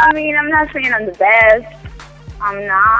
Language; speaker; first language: English; non-native, fluent; Spanish